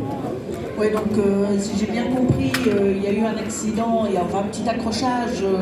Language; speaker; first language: French; native; French